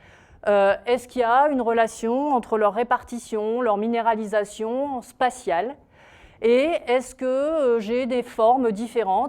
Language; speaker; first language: French; native; French